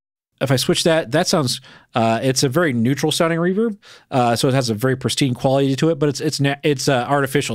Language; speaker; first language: English; native; English